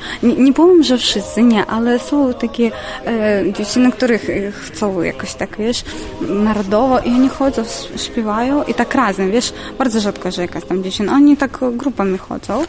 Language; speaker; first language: Polish; non-native, fluent; Ukrainian